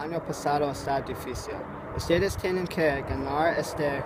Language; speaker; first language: Spanish; non-native, learner; English